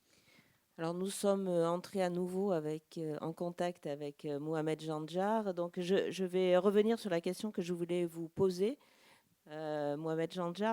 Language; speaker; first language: French; native; French